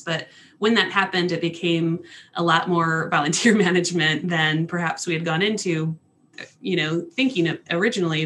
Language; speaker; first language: English; native; English